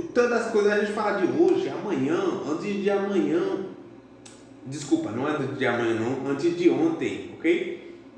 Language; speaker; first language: Portuguese; non-native, fluent; Haitian Creole